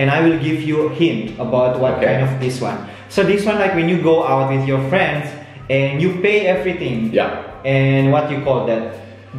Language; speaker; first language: English; non-native, learner; Indonesian